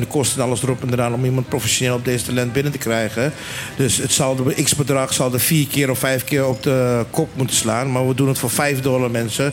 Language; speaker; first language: Dutch; non-native, local second language; Papiamento